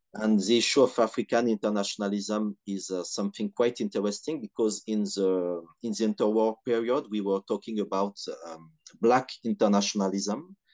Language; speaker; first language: English; non-native, fluent; French